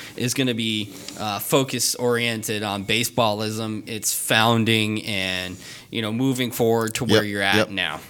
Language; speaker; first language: English; native; English